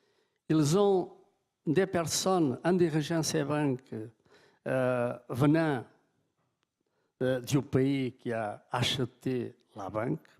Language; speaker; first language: French; non-native, fluent; Portuguese